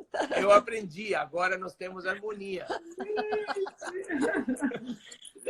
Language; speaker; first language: Portuguese; non-native, fluent; Spanish